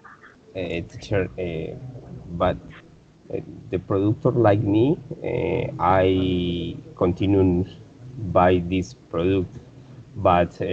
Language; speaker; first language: English; non-native, learner; Spanish